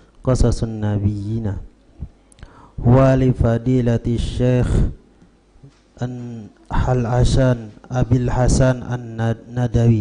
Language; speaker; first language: Arabic; non-native, learner; Indonesian